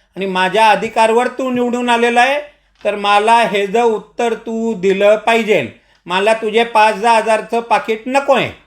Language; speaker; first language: Marathi; non-native, local second language; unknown